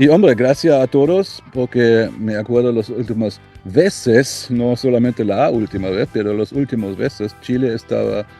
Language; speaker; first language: Spanish; non-native, learner; German